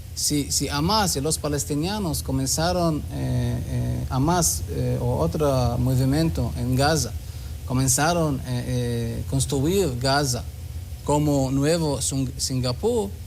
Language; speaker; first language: Spanish; non-native, learner; Hebrew